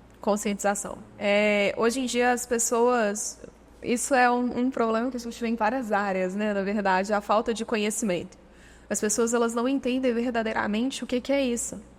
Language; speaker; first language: Portuguese; native; Portuguese